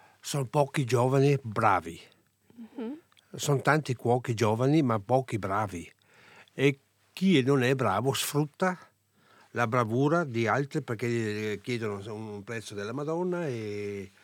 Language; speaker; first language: Italian; non-native, local second language; German